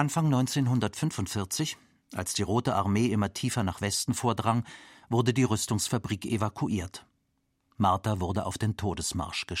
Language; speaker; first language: German; native; German